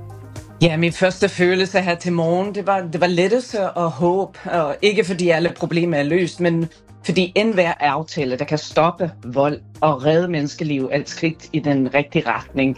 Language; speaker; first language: Danish; early bilingual, other home language; Persian